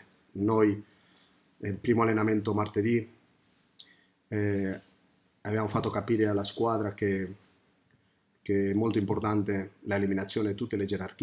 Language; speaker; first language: Italian; non-native, fluent; Spanish